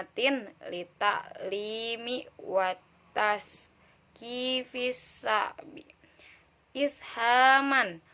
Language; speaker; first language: Arabic; non-native, learner; Indonesian